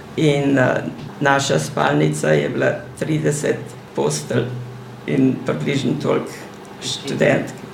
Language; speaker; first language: Slovenian; native; Slovenian